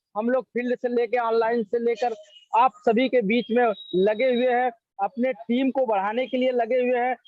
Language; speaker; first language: Hindi; native; Hindi